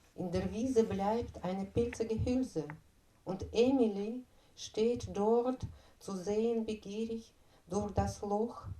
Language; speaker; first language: German; non-native, fluent; Russian